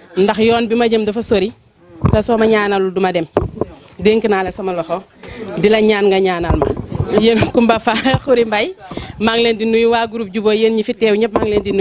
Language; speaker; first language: Wolof; non-native, local second language; Fula